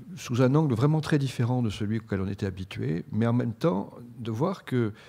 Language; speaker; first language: French; native; French